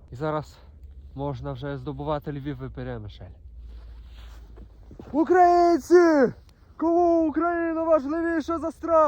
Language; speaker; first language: Ukrainian; native; Ukrainian